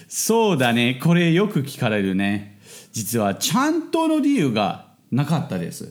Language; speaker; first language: Japanese; non-native, fluent; English